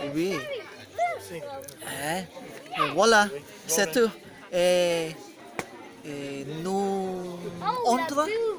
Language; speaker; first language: French; non-native, learner; Cebuano